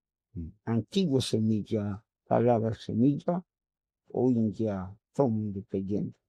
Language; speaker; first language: Spanish; non-native, local second language; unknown